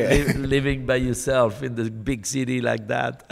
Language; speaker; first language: English; non-native, fluent; French